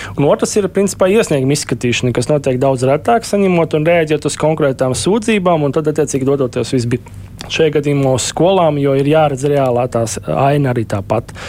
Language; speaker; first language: Latvian; non-native, local second language; Russian